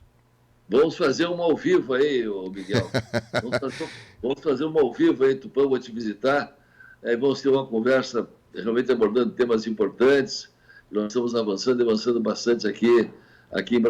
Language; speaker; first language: Portuguese; native; Portuguese